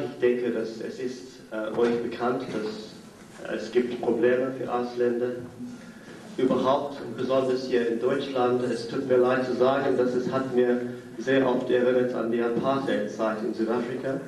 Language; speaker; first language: German; non-native, fluent; English